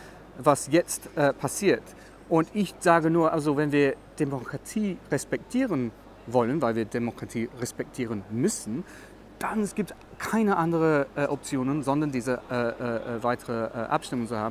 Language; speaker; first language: German; non-native, learner; English